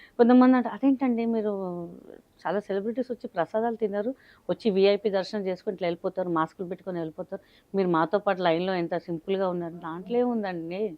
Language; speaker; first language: Telugu; non-native, local second language; Hindi